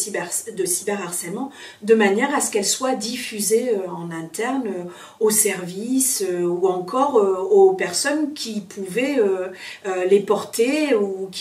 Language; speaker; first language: French; native; French